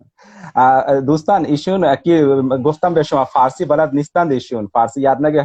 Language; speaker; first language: Persian; non-native, fluent; Hindi